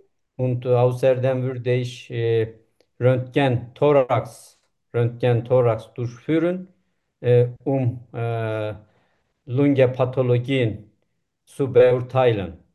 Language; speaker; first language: German; non-native, learner; Turkish